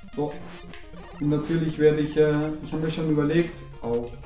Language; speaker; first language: German; native; German